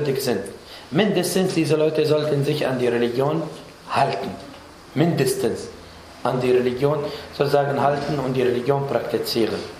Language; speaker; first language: German; non-native, fluent; Arabic